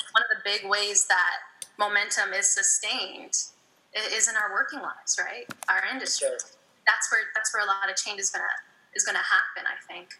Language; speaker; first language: English; native; English